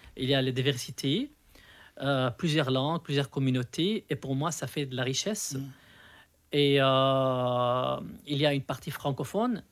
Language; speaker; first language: French; non-native, fluent; Arabic